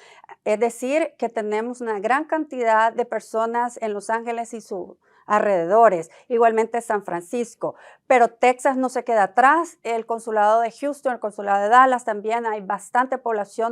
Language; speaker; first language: Spanish; native; Spanish